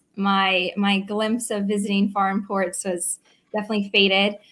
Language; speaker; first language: English; native; English